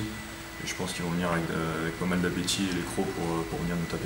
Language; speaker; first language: French; native; French